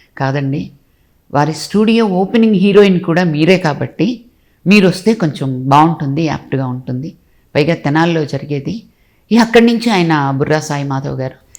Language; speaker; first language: Telugu; native; Telugu